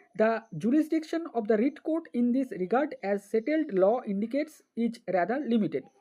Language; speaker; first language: English; non-native, local second language; Bangla